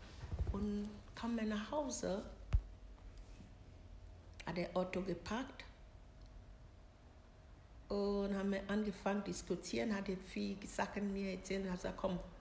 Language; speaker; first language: German; non-native, learner; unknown